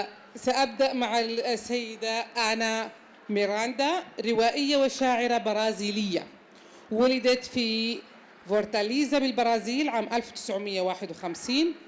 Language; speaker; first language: Arabic; native; Arabic